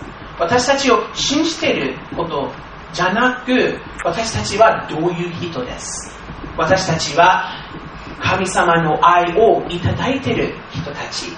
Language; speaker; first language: Japanese; non-native, fluent; English